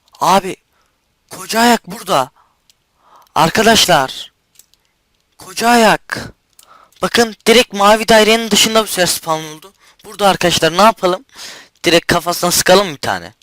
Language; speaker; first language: Turkish; native; Turkish